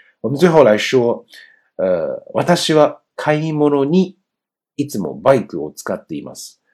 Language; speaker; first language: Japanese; non-native, fluent; Chinese